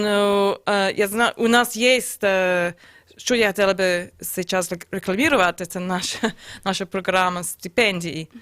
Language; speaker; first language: Russian; non-native, learner; English